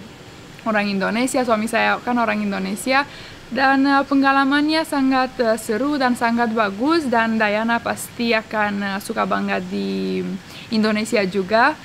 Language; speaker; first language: Indonesian; non-native, fluent; Romanian